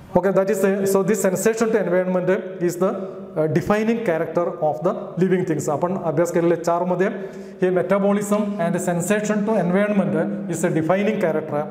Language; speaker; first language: English; non-native, local second language; Marathi